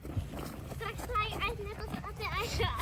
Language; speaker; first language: Dutch; early bilingual, other home language; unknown